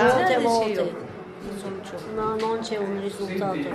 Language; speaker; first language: Italian; non-native, fluent; Turkish